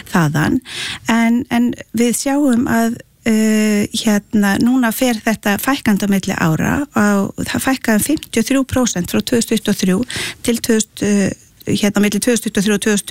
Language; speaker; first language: Icelandic; native; Icelandic